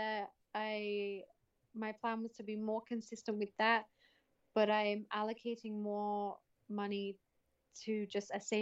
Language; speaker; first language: English; native; English